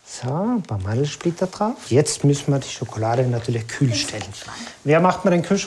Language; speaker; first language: German; native; German